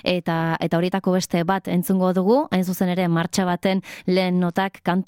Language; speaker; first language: Basque; native; Basque